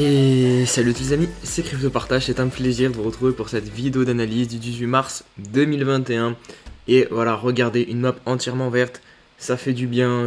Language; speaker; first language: French; native; French